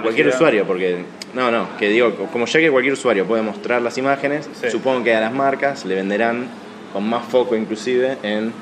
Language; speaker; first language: Spanish; native; Spanish